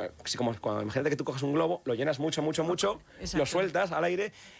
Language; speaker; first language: Spanish; native; Spanish